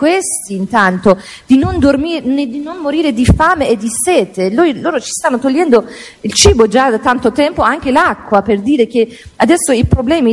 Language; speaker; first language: Italian; non-native, fluent; Persian